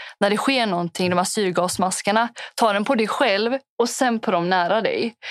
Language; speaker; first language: Swedish; early bilingual, other home language; Punjabi